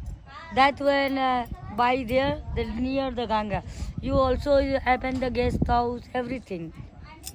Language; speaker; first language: English; non-native, local second language; Hindi